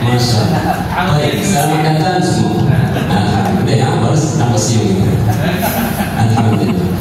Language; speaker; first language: Arabic; non-native, fluent; Malay